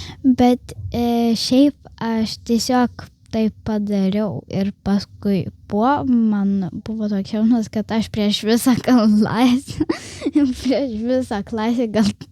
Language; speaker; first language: Lithuanian; early bilingual, heritage; Lithuanian